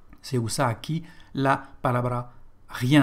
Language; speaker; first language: Spanish; non-native, fluent; French